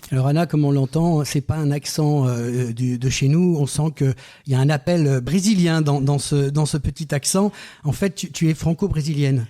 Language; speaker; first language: French; native; French